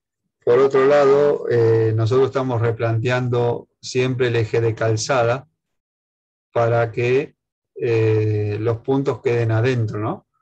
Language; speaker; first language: Spanish; native; Spanish